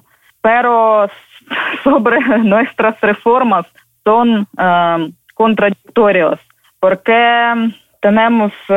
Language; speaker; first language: Spanish; non-native, learner; Ukrainian